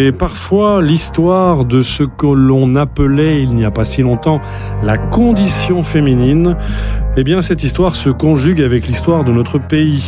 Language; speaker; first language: French; native; French